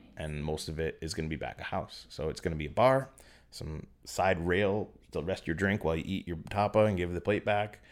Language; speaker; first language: English; native; English